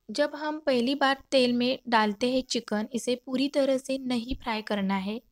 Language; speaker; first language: Hindi; non-native, local second language; Marathi